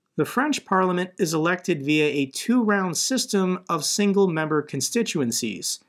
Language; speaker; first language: English; native; English